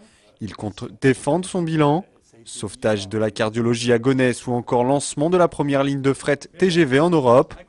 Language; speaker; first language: French; native; French